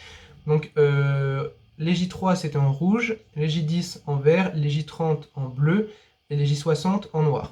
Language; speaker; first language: French; native; French